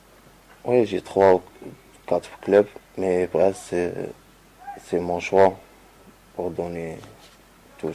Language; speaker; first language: French; non-native, learner; Arabic